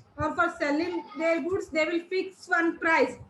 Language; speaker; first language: English; non-native, local second language; Kannada